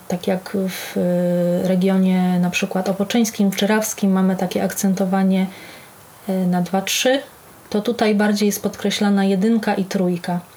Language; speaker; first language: Polish; native; Polish